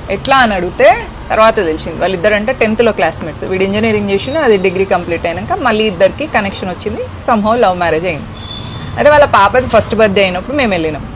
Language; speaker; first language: Telugu; native; Telugu